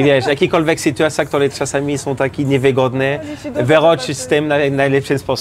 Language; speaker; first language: Polish; non-native, learner; French